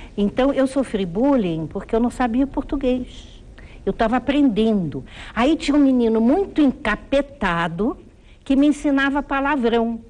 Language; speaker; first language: Portuguese; early bilingual, other home language; German